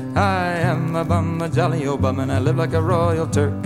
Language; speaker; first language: English; native; English